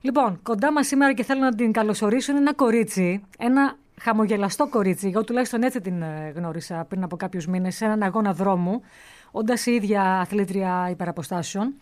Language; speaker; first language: Greek; native; Greek